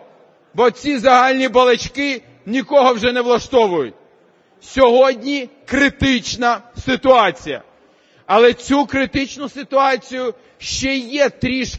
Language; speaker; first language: Ukrainian; native; Ukrainian